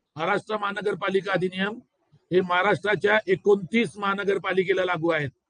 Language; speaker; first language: Marathi; non-native, local second language; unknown